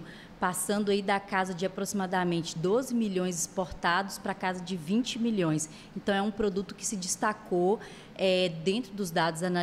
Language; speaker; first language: Portuguese; native; Portuguese